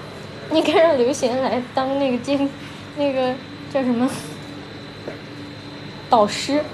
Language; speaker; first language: Chinese; native; Chinese